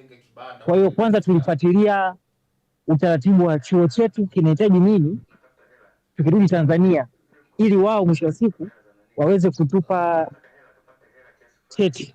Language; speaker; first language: Swahili; native; Swahili